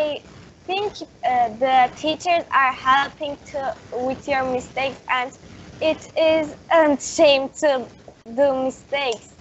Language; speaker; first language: English; non-native, learner; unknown